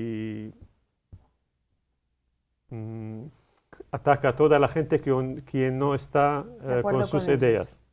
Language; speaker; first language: Spanish; non-native, learner; Arabic